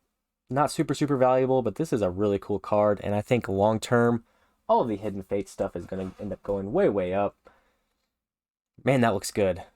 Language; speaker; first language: English; native; English